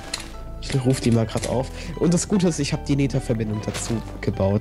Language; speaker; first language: German; native; German